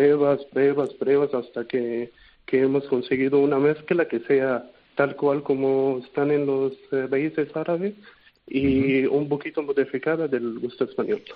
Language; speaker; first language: Spanish; non-native, fluent; Arabic